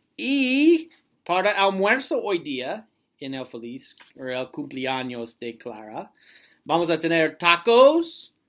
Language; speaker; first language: Spanish; non-native, learner; English